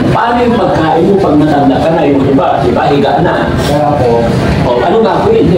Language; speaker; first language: Filipino; native; Filipino